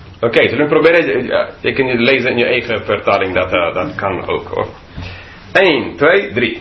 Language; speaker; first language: Dutch; non-native, fluent; English